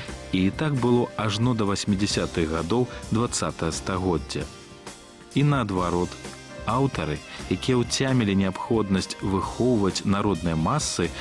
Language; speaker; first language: Belarusian; native; Belarusian